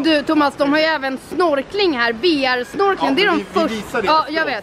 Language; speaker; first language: Swedish; native; Swedish